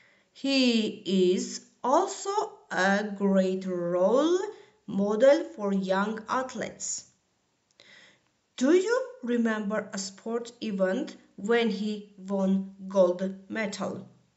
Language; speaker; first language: English; non-native, fluent; Armenian